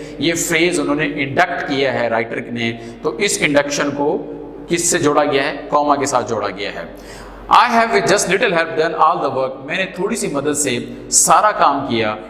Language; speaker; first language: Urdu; non-native, local second language; Punjabi